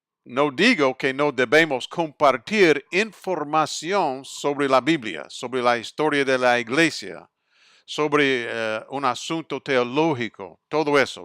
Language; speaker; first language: Spanish; non-native, fluent; English